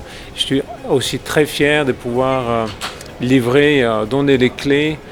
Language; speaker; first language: French; non-native, fluent; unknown